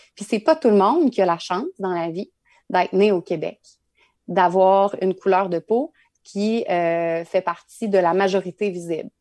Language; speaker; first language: French; native; French